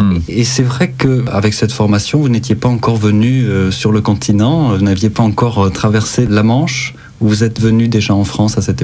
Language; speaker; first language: French; native; French